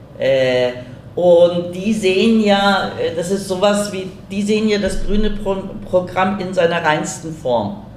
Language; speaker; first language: German; early bilingual, other home language; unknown